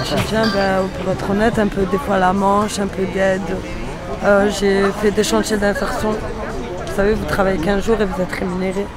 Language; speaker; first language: French; native; French